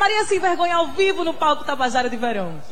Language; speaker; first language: Portuguese; native; Portuguese